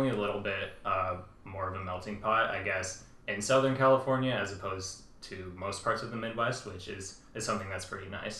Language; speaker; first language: English; native; English